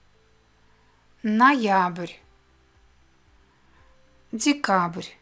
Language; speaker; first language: Russian; native; Russian